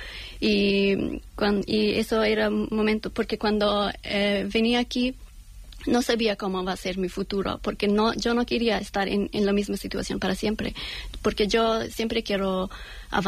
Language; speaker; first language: Spanish; non-native, learner; Persian